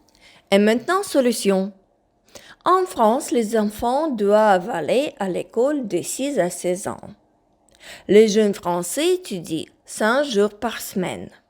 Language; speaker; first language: French; non-native, fluent; Ukrainian